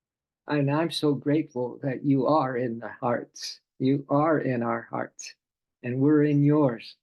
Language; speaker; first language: English; native; English